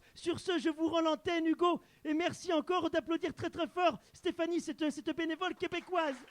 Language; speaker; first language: French; native; French